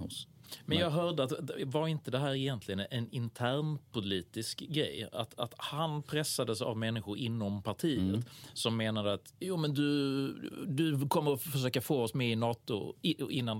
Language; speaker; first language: Swedish; native; Swedish